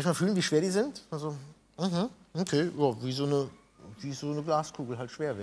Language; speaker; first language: German; native; German